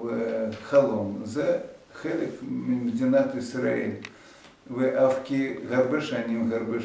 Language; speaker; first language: Hebrew; non-native, fluent; Russian